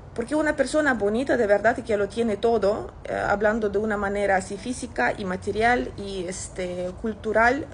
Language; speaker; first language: Spanish; non-native, fluent; Russian